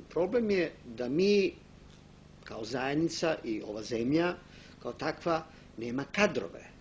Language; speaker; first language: Bosnian; non-native, local second language; Romanian